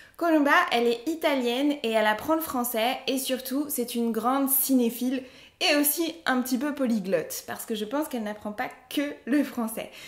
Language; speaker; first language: French; native; French